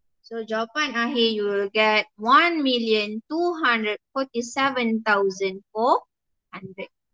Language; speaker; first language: English; non-native, local second language; Malay